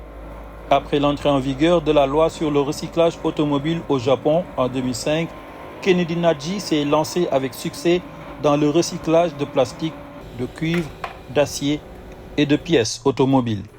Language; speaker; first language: French; native; French